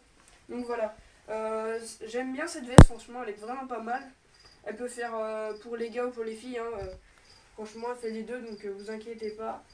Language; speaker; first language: French; native; French